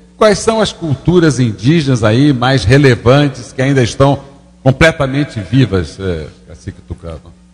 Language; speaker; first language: Portuguese; native; Portuguese